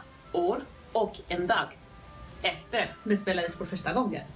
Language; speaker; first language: Swedish; non-native, fluent; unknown